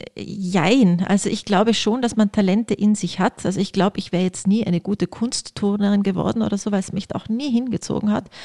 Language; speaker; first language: German; early bilingual, other home language; Polish